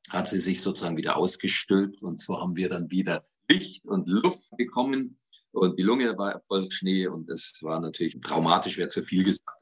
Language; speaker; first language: German; native; German